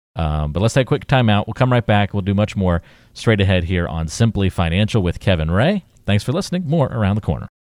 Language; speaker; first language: English; native; English